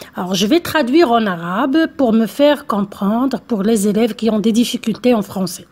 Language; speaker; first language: French; non-native, local second language; Arabic